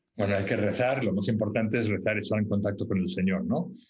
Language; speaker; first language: Spanish; native; Spanish